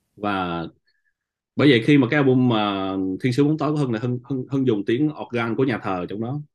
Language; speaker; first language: Vietnamese; native; Vietnamese